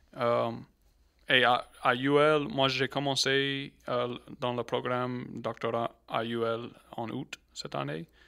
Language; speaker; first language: French; non-native, local second language; English